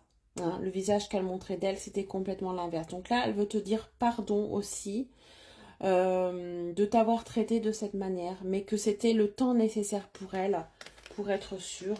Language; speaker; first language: French; native; French